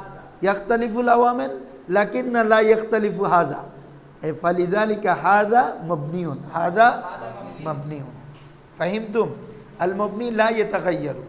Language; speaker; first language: Arabic; non-native, fluent; Bangla